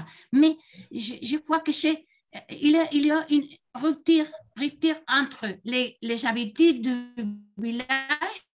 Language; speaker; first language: French; non-native, fluent; Spanish